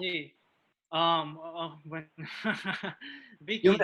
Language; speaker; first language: Spanish; early bilingual, heritage; Spanish